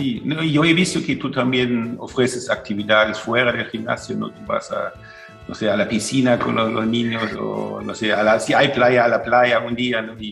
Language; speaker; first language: Spanish; non-native, fluent; German